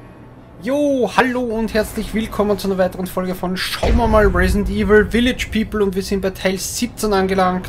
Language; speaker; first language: German; native; German